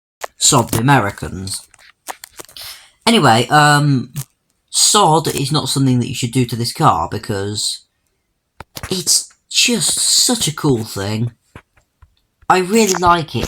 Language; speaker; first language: English; native; English